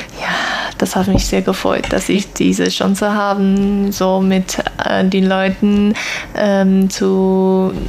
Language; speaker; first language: German; non-native, learner; Chinese